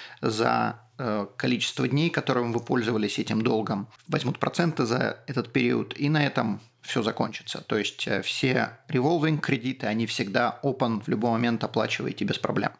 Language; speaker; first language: Russian; native; Russian